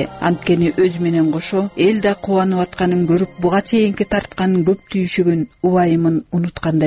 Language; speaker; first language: Kyrgyz; native; Kyrgyz